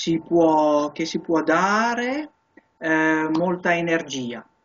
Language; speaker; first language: Italian; non-native, learner; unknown